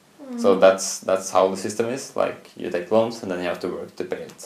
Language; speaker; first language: English; non-native, fluent; Norwegian